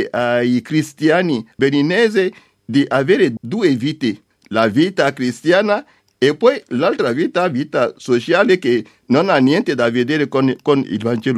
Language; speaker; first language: Italian; non-native, learner; French